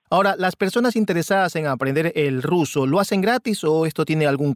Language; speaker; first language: Spanish; native; Spanish